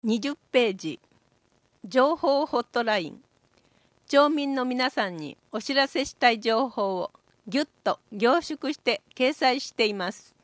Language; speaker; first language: Japanese; native; Japanese